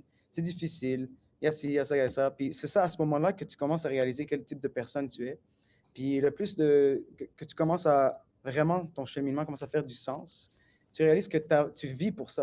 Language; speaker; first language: French; native; French